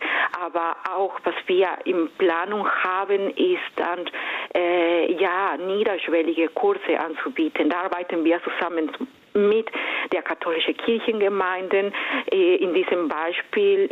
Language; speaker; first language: German; non-native, fluent; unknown